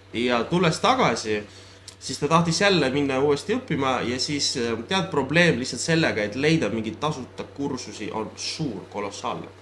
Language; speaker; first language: Estonian; non-native, local second language; Russian